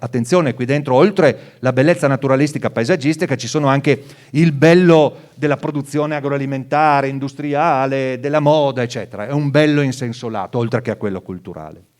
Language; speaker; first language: Italian; non-native, local second language; Friulian